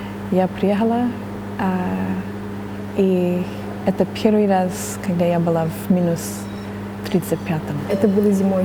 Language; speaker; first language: Russian; non-native, fluent; English